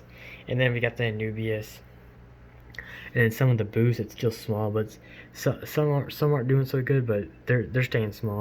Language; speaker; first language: English; native; English